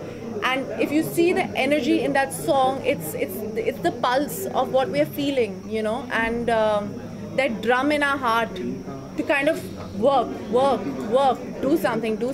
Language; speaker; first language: English; non-native, local second language; Hindi